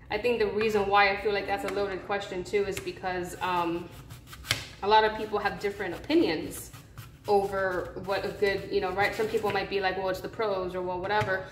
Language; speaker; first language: English; native; English